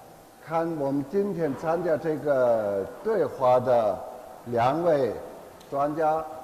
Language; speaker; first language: Chinese; non-native, fluent; German